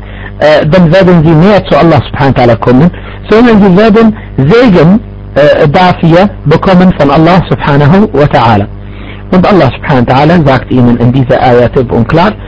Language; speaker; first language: German; non-native, fluent; Arabic